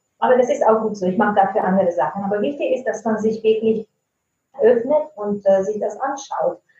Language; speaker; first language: German; non-native, fluent; Italian